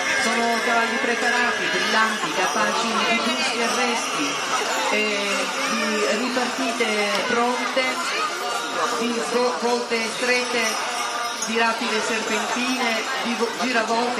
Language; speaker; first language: Italian; native; Italian